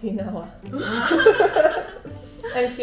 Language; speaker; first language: English; non-native, learner; Chinese